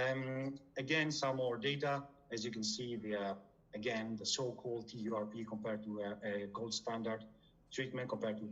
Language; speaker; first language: English; non-native, fluent; Greek